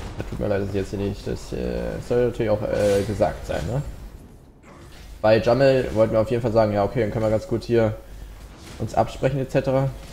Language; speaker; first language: German; native; German